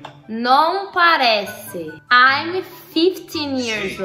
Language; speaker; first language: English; non-native, learner; Portuguese